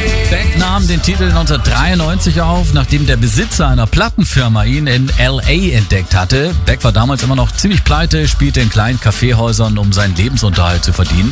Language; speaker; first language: German; native; German